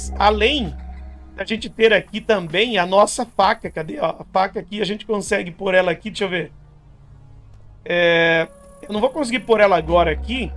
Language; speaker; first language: Portuguese; native; Portuguese